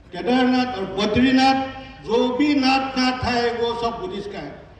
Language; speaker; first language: Hindi; non-native, local second language; Assamese